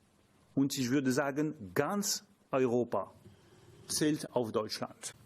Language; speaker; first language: German; non-native, fluent; French